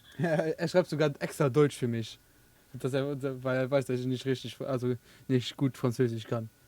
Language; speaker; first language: German; non-native, local second language; Luxembourgish